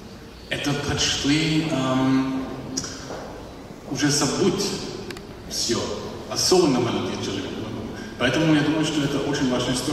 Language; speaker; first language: Russian; non-native, learner; German